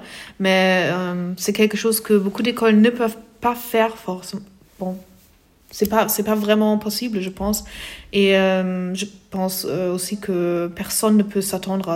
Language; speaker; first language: French; non-native, fluent; German